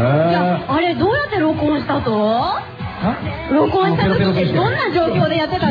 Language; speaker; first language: Japanese; native; Japanese